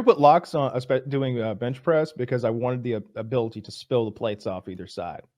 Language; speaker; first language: English; native; English